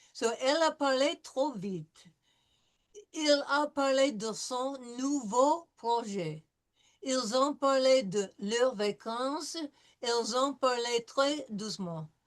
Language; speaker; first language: French; non-native, fluent; English